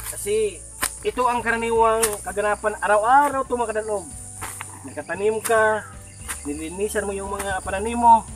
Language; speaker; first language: Filipino; non-native, local second language; Cebuano